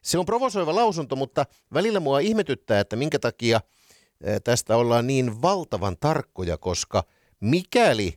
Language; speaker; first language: Finnish; native; Finnish